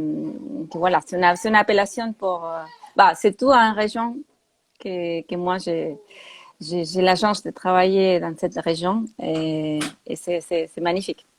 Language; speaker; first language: French; non-native, fluent; Spanish